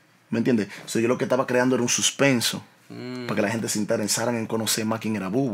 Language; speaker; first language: Spanish; early bilingual, heritage; Spanish